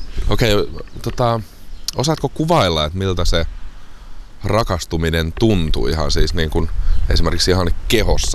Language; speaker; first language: Finnish; native; Finnish